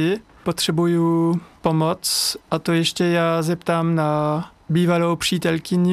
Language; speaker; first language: Czech; non-native, fluent; French